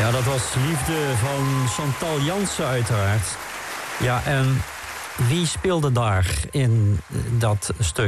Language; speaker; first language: Dutch; native; Dutch